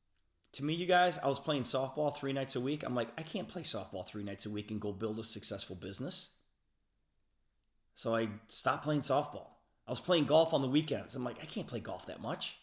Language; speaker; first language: English; native; English